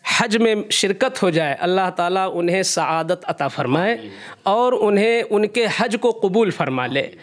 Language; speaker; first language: Hindi; native; Hindi